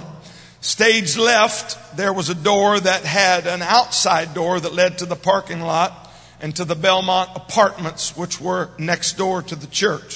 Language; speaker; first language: English; native; English